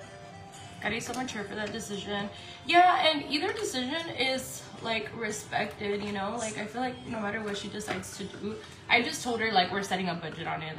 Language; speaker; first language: English; early bilingual, other home language; Spanish